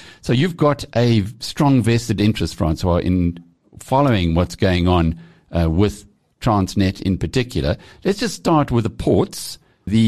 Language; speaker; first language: English; native; English